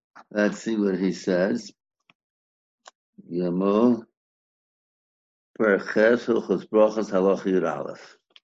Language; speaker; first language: English; native; English